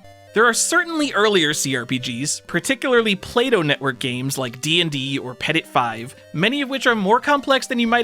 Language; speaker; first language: English; native; English